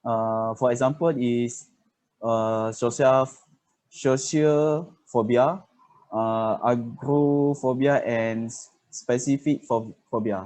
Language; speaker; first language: English; non-native, learner; Malay